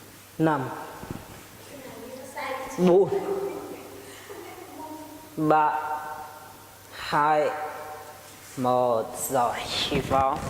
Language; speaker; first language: Vietnamese; non-native, learner; Hindi